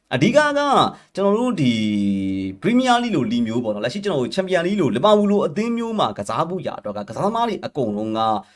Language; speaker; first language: Burmese; native; Burmese